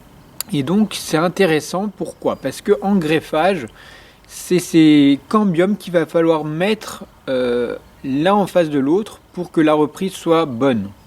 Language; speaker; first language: French; native; French